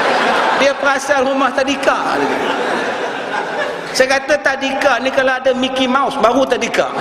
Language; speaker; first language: Malay; native; Malay